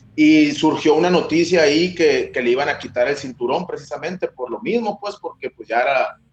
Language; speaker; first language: Spanish; native; Spanish